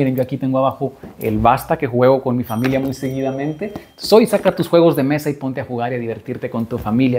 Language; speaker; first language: Spanish; native; Spanish